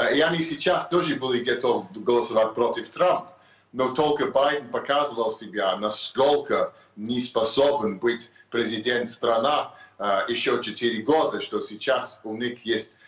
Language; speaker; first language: Russian; non-native, fluent; English